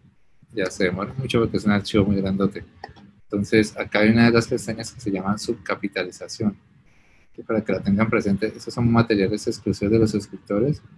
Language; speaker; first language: Spanish; native; Spanish